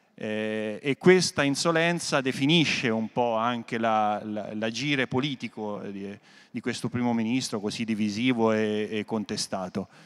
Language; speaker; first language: Italian; native; Italian